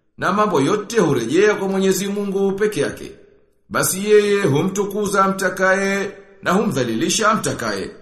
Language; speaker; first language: Swahili; native; Swahili